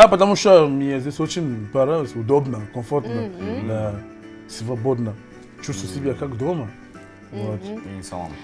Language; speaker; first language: Russian; non-native, learner; English